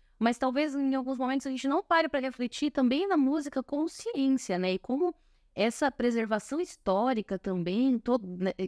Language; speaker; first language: Portuguese; native; Portuguese